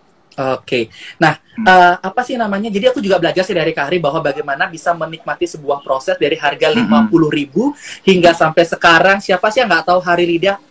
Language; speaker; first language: Indonesian; native; Indonesian